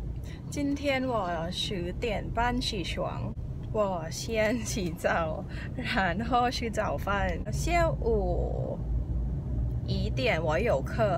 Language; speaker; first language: Chinese; non-native, learner; Thai